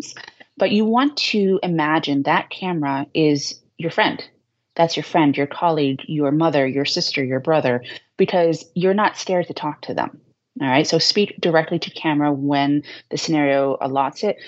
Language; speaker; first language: English; native; English